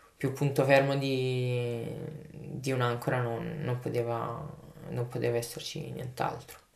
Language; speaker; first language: Italian; native; Italian